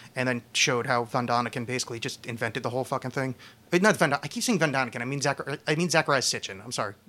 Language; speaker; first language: English; native; English